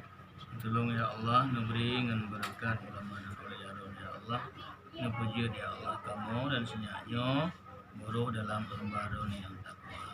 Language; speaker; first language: Indonesian; non-native, local second language; Achinese